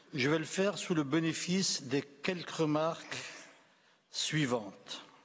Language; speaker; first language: French; non-native, local second language; Arabic